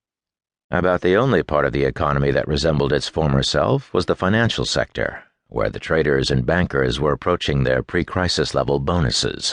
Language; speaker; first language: English; native; English